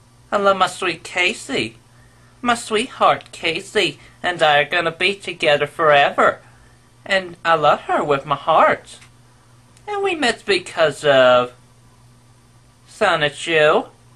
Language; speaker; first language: English; native; English